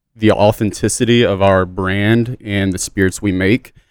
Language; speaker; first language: English; native; English